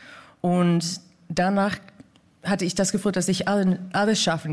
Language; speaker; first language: German; non-native, fluent; English